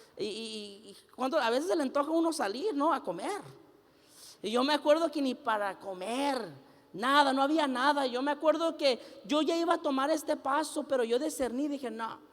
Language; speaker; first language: Spanish; early bilingual, heritage; Spanish